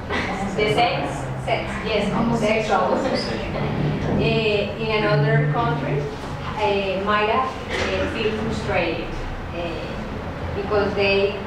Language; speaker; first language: English; non-native, learner; Spanish